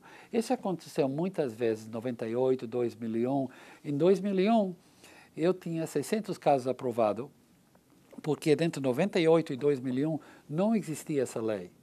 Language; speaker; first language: Portuguese; non-native, learner; English